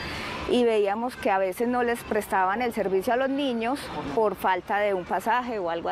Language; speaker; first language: Spanish; native; Spanish